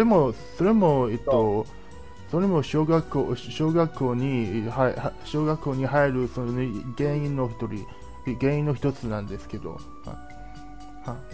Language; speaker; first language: Japanese; non-native, learner; Chinese